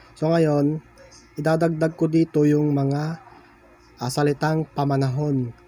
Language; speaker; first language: Filipino; non-native, local second language; Iloko